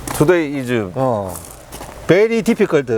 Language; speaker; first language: English; non-native, learner; Korean